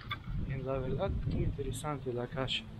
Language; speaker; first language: Spanish; non-native, fluent; Russian